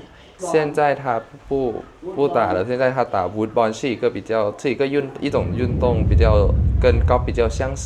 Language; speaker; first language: Chinese; non-native, fluent; Thai